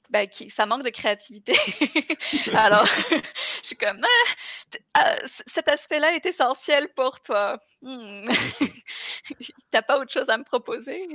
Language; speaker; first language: French; native; French